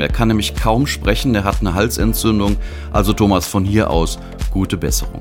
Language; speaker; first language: German; native; German